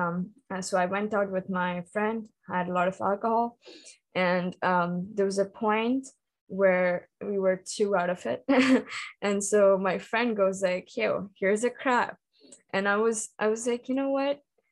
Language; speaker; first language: English; non-native, local second language; Hindi